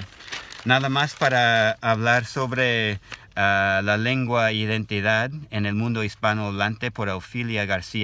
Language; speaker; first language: Spanish; non-native, learner; English